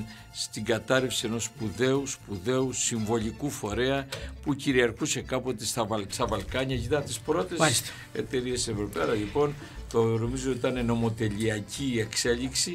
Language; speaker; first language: Greek; native; Greek